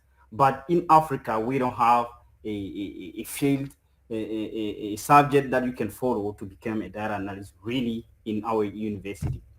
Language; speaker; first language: English; non-native, fluent; French